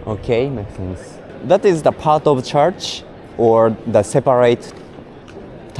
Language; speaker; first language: English; non-native, learner; Japanese